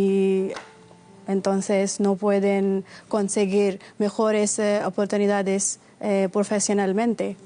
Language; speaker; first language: Spanish; non-native, fluent; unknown